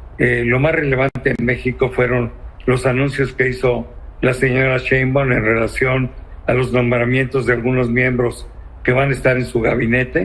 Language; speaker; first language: Spanish; native; Spanish